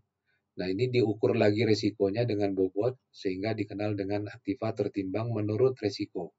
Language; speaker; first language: Indonesian; native; Indonesian